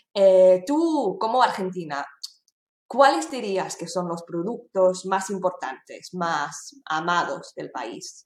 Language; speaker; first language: Spanish; non-native, fluent; English